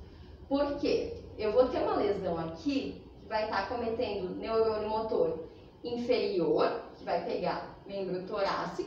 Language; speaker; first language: Portuguese; native; Portuguese